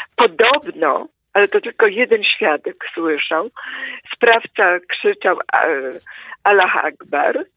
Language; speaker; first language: Polish; native; Polish